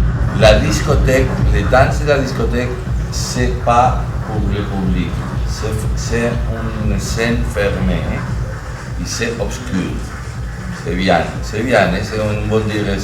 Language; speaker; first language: French; non-native, fluent; Spanish